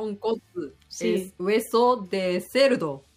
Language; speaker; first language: Spanish; non-native, learner; Japanese